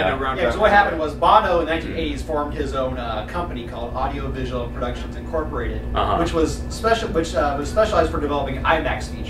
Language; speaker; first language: English; native; English